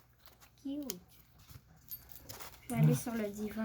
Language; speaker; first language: French; native; French